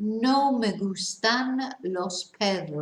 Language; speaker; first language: Spanish; non-native, fluent; English